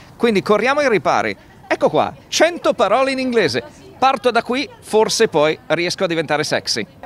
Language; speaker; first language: Italian; native; Italian